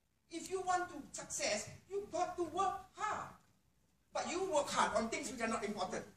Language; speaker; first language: English; non-native, local second language; Malay